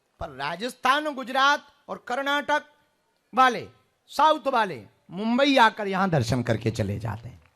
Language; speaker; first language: Hindi; native; Hindi